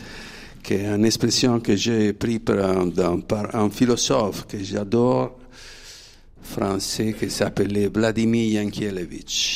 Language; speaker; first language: French; non-native, learner; Italian